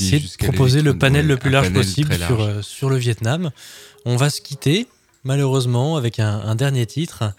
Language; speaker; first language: French; native; French